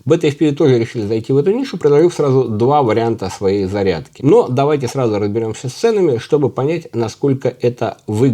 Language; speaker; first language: Russian; native; Russian